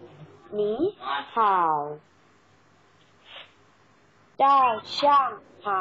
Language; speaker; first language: Chinese; non-native, learner; Thai